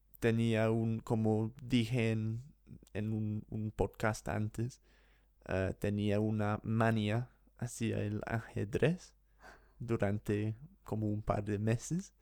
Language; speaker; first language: Spanish; non-native, fluent; English